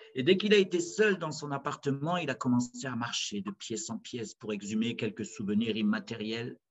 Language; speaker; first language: French; native; French